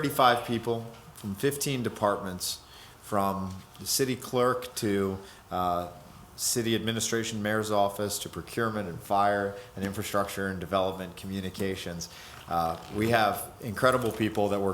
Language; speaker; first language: English; native; English